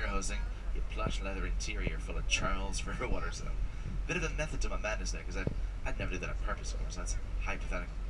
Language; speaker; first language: English; native; English